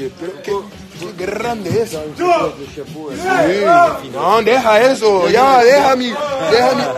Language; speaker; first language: Spanish; non-native, fluent; French